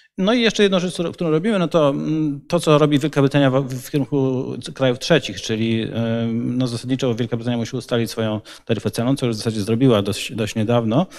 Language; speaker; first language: Polish; native; Polish